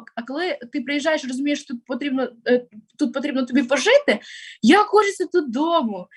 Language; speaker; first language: Ukrainian; non-native, local second language; Russian